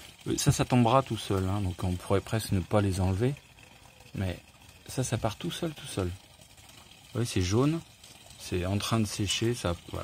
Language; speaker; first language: French; native; French